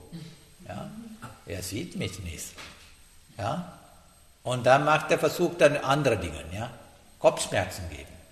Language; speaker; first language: German; non-native, learner; Sinhala